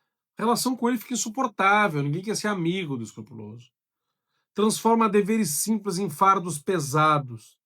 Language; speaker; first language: Portuguese; native; Portuguese